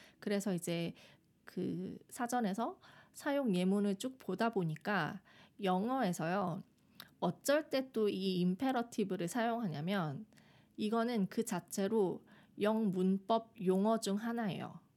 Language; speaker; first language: Korean; native; Korean